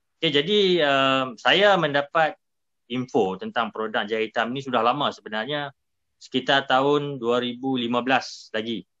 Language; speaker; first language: Malay; native; Malay